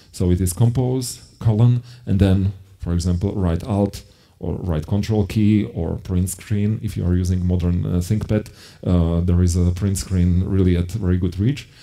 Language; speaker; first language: English; non-native, fluent; Slovak